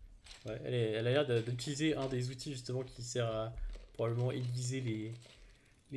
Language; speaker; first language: French; native; French